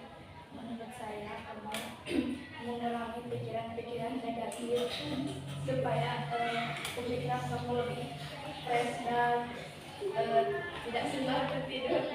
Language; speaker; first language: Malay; non-native, local second language; Sundanese